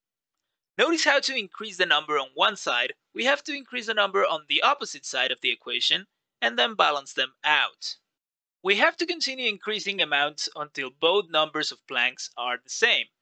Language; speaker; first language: English; non-native, fluent; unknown